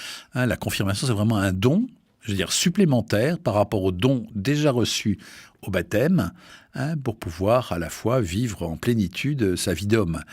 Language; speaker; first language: French; native; French